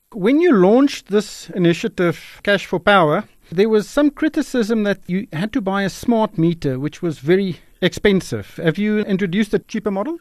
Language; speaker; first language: English; non-native, local second language; Afrikaans